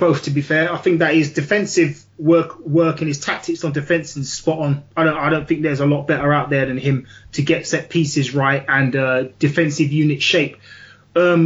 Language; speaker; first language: English; native; English